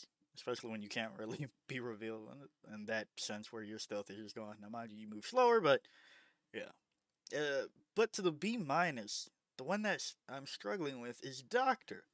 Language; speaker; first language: English; native; English